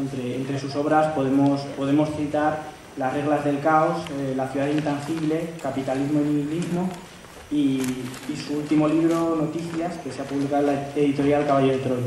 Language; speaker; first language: Spanish; native; Spanish